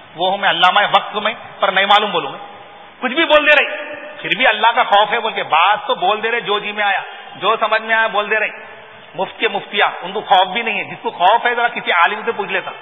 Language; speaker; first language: Urdu; native; Urdu